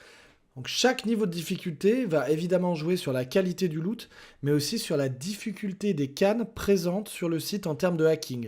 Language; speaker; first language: French; native; French